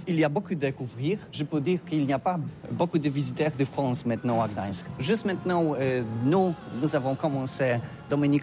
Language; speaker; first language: French; non-native, learner; Polish